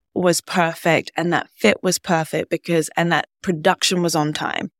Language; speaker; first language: English; native; English